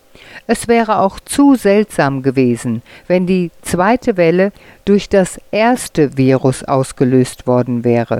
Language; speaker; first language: German; native; German